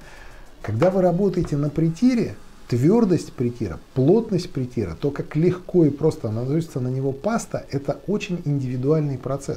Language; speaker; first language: Russian; native; Russian